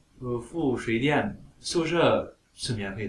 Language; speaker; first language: Chinese; native; Chinese